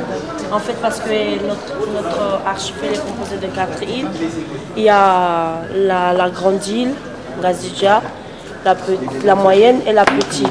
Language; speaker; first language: French; non-native, local second language; Comorian